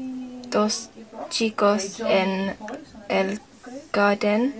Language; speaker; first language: Spanish; non-native, learner; English